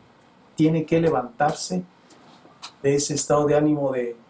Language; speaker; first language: Spanish; native; Spanish